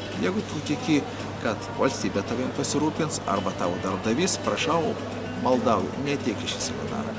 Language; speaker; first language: Lithuanian; native; Lithuanian